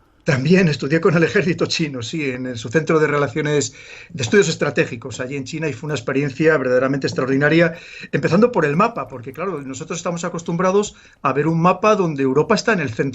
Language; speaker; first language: Spanish; native; Spanish